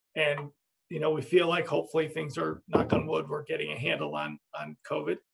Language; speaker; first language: English; native; English